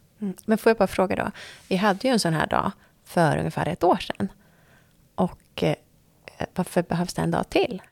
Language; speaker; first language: Swedish; native; Swedish